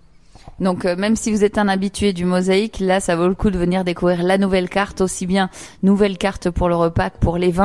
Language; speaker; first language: French; native; French